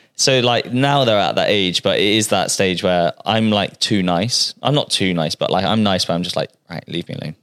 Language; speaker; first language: English; native; English